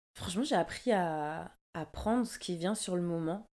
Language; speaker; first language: French; native; French